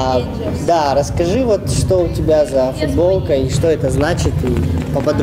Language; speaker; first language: Russian; native; Russian